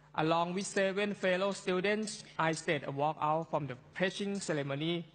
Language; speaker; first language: English; non-native, fluent; Thai